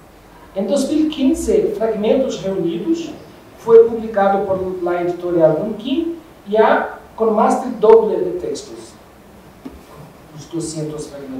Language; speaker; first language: Spanish; non-native, fluent; Portuguese